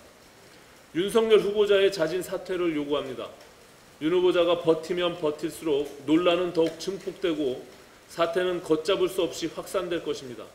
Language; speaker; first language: Korean; native; Korean